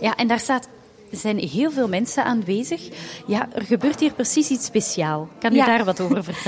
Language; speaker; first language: Dutch; native; Dutch